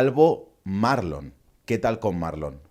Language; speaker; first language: Spanish; native; Spanish